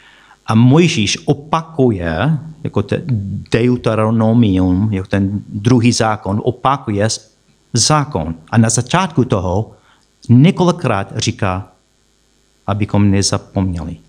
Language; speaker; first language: Czech; non-native, fluent; English